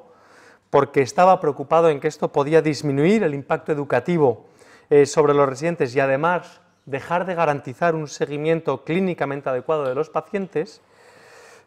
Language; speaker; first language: Spanish; native; Spanish